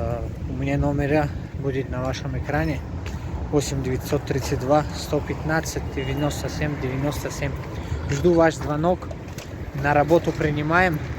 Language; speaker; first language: Russian; non-native, local second language; Tajik